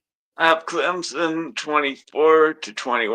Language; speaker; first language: English; native; English